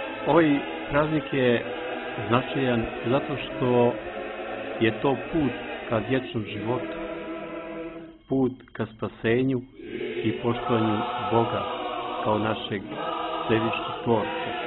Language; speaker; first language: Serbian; non-native, local second language; Romany